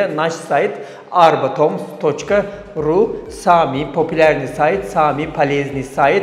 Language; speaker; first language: Russian; non-native, fluent; Turkish